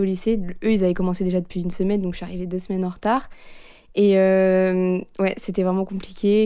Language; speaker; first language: French; native; French